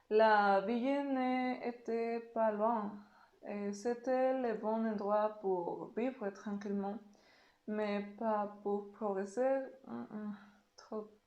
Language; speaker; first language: French; non-native, learner; Spanish